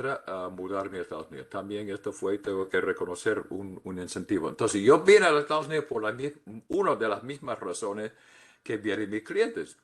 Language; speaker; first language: Spanish; non-native, fluent; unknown